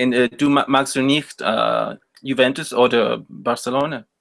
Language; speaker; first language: German; non-native, learner; Spanish